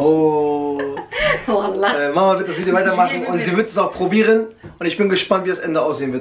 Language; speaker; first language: German; early bilingual, other home language; Kurdish